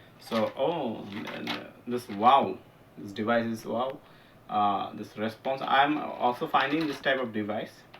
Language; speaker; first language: English; non-native, local second language; Bangla